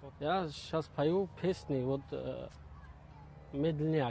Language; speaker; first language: Russian; non-native, learner; Tajik